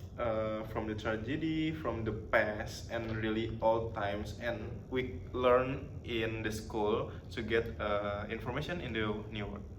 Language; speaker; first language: English; non-native, learner; Indonesian